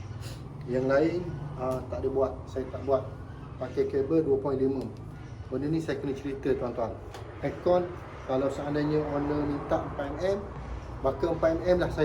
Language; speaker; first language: Malay; native; Malay